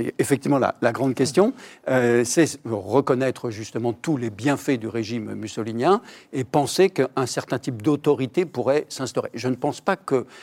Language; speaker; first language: French; native; French